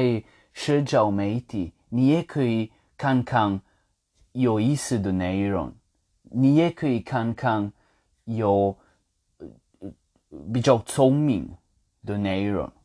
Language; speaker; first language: Chinese; non-native, fluent; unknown